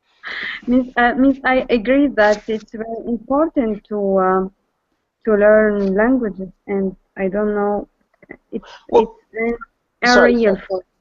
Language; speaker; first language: English; non-native, learner; Arabic